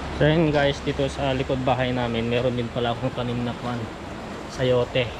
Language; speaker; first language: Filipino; non-native, local second language; Iloko